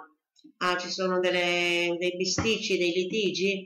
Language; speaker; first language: Italian; native; Italian